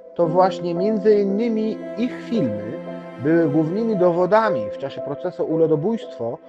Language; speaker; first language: Polish; non-native, fluent; Arabic